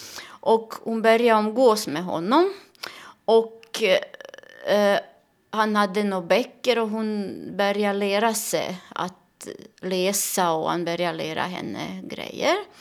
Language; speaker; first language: Swedish; non-native, learner; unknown